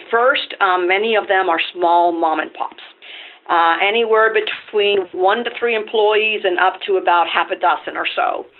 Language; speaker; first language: English; non-native, fluent; Spanish